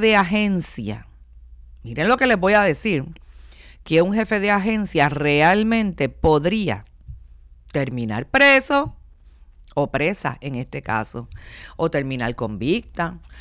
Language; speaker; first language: Spanish; native; Spanish